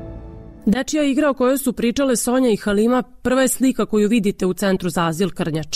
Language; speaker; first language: Serbian; native; Serbian